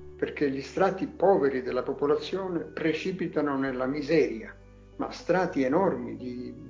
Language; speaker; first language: Italian; non-native, local second language; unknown